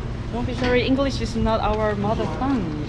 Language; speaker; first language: English; non-native, learner; Korean